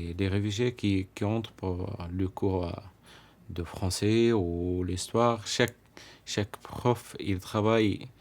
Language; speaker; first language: French; non-native, learner; Arabic